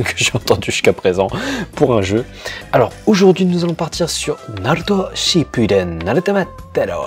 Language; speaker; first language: French; early bilingual, other home language; Vietnamese